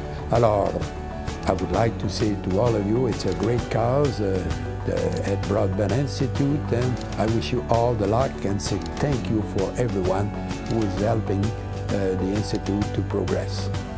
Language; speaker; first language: English; non-native, fluent; French